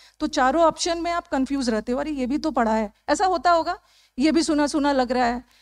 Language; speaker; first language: Hindi; native; Hindi